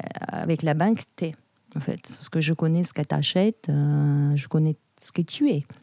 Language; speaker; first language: French; non-native, fluent; Italian